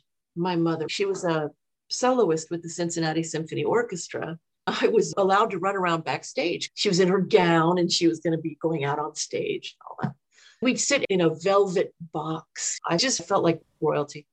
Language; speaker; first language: English; native; English